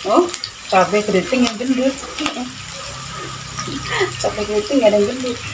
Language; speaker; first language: Indonesian; native; Indonesian